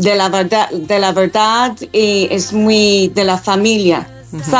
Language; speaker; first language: Spanish; non-native, fluent; English